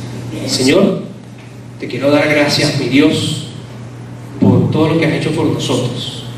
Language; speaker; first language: Spanish; native; Spanish